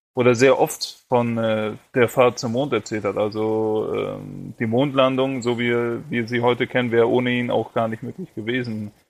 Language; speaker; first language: German; early bilingual, other home language; Romanian